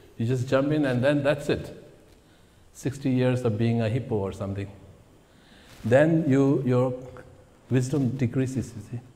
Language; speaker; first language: English; non-native, fluent; Tibetan